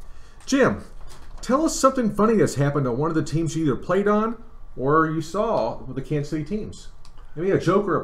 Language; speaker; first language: English; native; English